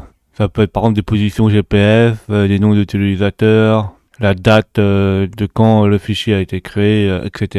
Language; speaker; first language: French; native; French